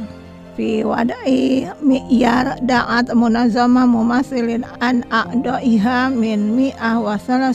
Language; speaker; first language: Arabic; non-native, fluent; Indonesian